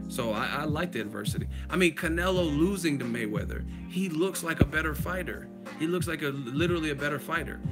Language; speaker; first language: English; native; English